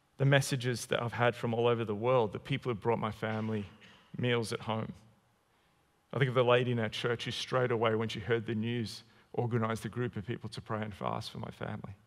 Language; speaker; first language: English; native; English